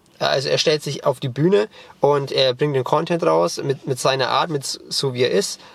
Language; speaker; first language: German; native; German